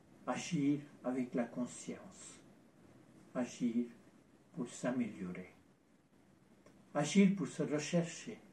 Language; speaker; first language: French; non-native, fluent; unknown